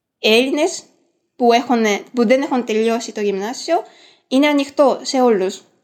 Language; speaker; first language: Greek; non-native, fluent; Japanese